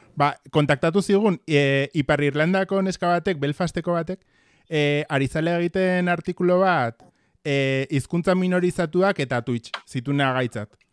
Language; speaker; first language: Basque; native; Basque